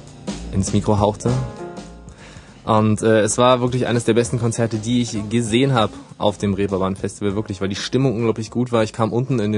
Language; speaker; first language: German; native; German